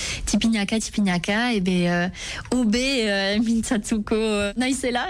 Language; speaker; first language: Basque; non-native, local second language; French